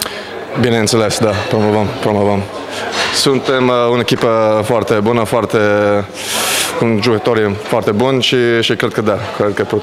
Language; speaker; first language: Romanian; non-native, learner; Bulgarian